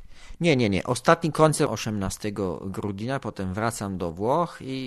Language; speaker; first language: Polish; non-native, learner; Italian